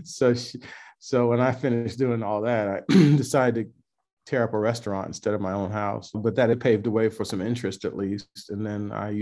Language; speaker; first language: English; native; English